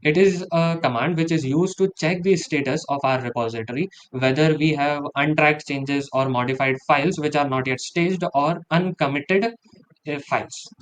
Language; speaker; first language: English; non-native, local second language; Hindi